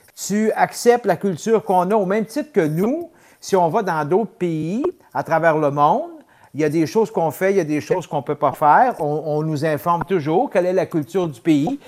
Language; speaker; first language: French; native; French